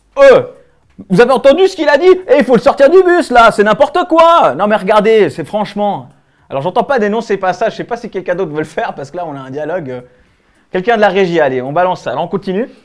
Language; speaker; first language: French; early bilingual, other home language; Spanish